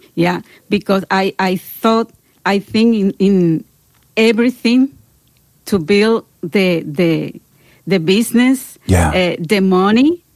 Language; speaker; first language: English; non-native, learner; Spanish